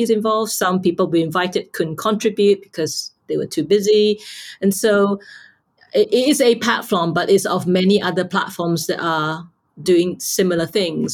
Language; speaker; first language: English; non-native, local second language; Cantonese